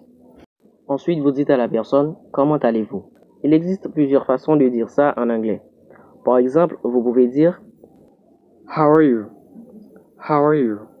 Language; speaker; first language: French; non-native, local second language; Haitian Creole